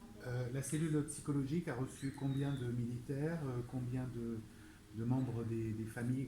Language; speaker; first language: French; native; French